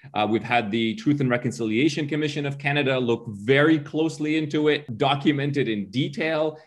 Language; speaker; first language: English; early bilingual, other home language; Arabic